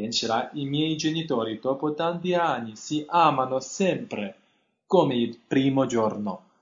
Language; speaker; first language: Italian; non-native, fluent; Chinese